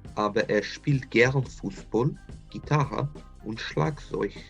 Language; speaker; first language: German; non-native, fluent; English